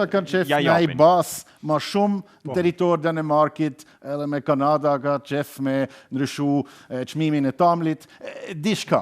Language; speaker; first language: Albanian; non-native, learner; German